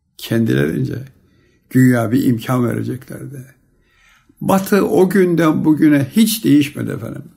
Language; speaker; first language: Turkish; native; Turkish